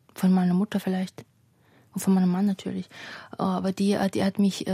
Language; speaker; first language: German; non-native, fluent; Russian